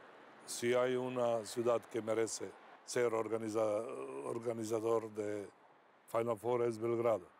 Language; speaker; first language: Spanish; non-native, fluent; Serbian